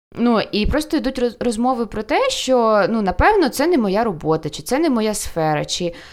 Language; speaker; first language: Ukrainian; non-native, local second language; Russian